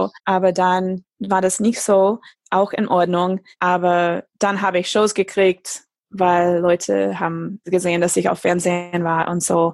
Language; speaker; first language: German; non-native, fluent; English